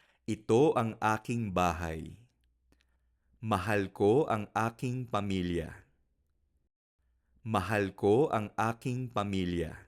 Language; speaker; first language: Filipino; non-native, fluent; Spanish